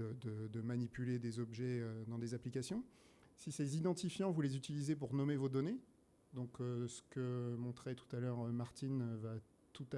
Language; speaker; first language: French; native; French